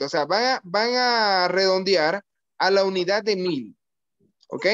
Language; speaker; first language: Spanish; native; Spanish